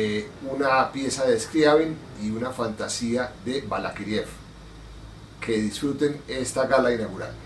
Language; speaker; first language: Spanish; native; Spanish